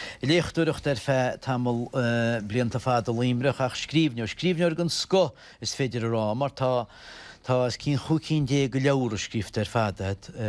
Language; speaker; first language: Irish; native; Irish